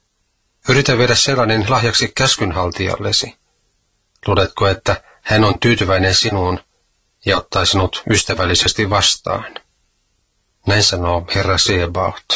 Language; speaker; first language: Finnish; native; Finnish